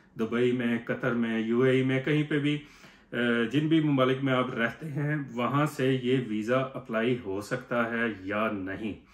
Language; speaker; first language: Urdu; native; Urdu